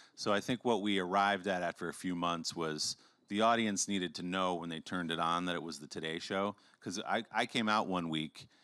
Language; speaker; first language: English; native; English